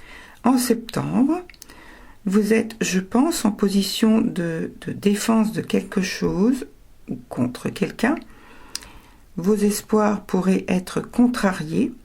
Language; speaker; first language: French; native; French